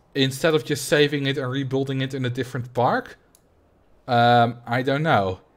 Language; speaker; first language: English; non-native, fluent; Dutch